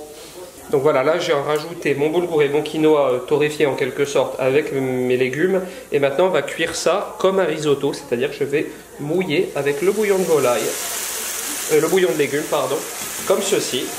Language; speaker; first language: French; native; French